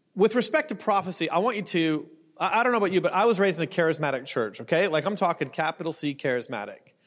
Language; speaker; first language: English; native; English